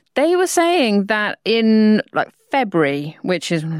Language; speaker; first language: English; native; English